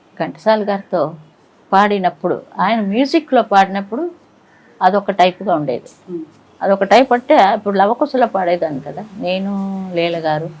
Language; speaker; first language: Telugu; native; Telugu